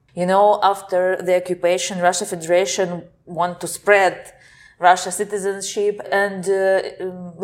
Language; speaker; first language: English; non-native, fluent; Ukrainian